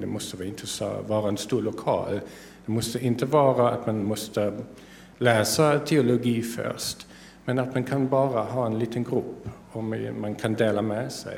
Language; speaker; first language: Swedish; non-native, fluent; German